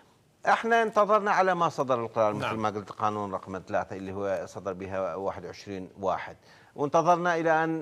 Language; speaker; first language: Arabic; non-native, local second language; Kurdish